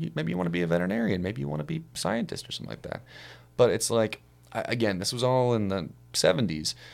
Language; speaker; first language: English; native; English